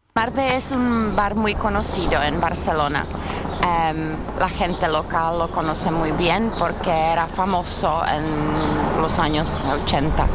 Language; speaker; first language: Spanish; non-native, fluent; Czech